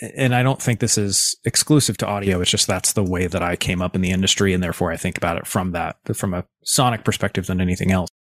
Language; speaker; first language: English; native; English